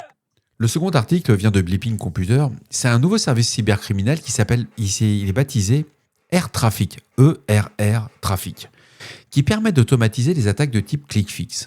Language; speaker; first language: French; native; French